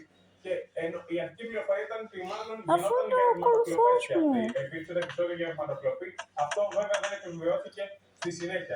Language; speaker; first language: Greek; native; Greek